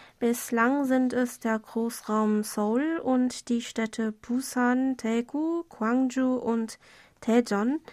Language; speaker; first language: German; non-native, fluent; Korean